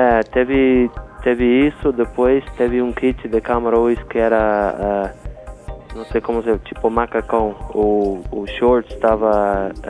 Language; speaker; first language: Portuguese; non-native, fluent; English